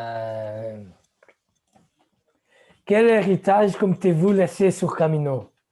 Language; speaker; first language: French; non-native, learner; Spanish